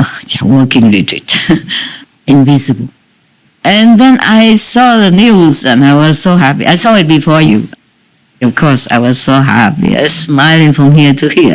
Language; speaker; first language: English; non-native, fluent; Vietnamese